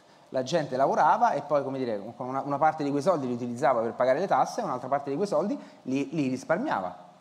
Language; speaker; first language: Italian; native; Italian